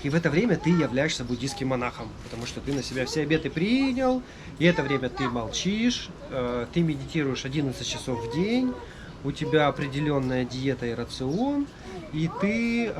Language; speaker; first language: Russian; native; Russian